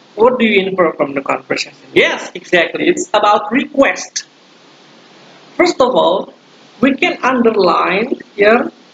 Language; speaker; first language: English; non-native, fluent; Indonesian